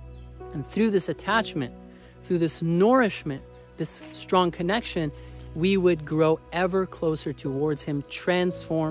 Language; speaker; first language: English; native; English